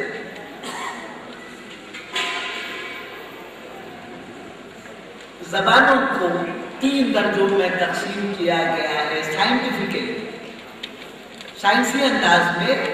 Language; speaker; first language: Urdu; non-native, local second language; Khowar